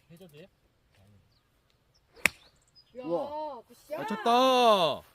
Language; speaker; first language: Korean; native; Korean